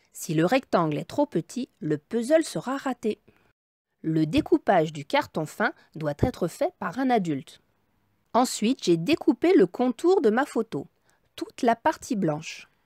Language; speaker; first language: French; native; French